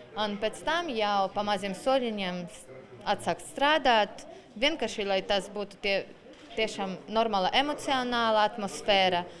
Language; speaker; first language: Latvian; non-native, local second language; Russian